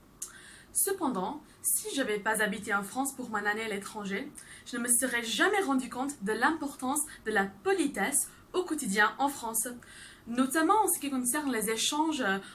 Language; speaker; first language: French; non-native, fluent; English